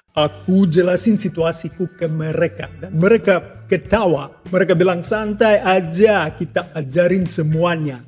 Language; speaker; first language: Indonesian; non-native, fluent; Russian